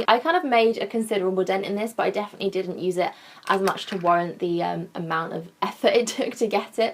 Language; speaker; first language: English; native; English